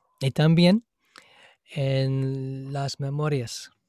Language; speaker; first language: Spanish; non-native, fluent; English